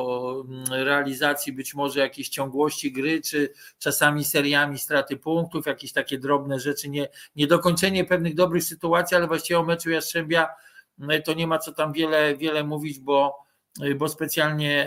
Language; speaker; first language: Polish; native; Polish